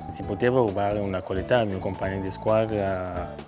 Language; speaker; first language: Italian; non-native, fluent; French